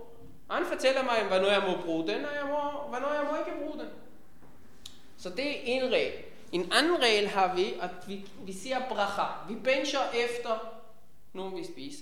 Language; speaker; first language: Danish; non-native, fluent; Hebrew